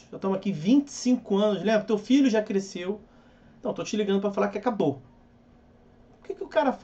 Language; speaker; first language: Portuguese; native; Portuguese